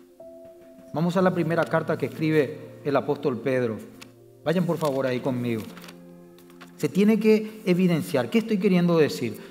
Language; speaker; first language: Spanish; native; Spanish